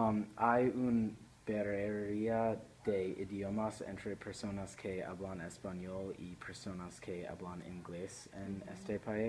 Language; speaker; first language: Spanish; non-native, learner; English